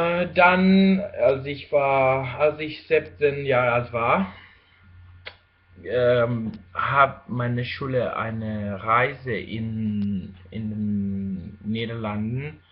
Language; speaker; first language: German; non-native, fluent; Spanish